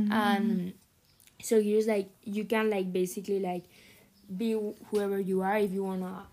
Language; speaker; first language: English; non-native, fluent; Spanish